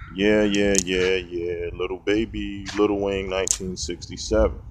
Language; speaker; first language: English; native; English